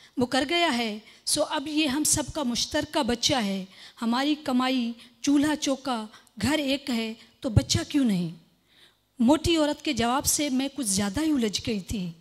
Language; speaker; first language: Urdu; non-native, local second language; Sindhi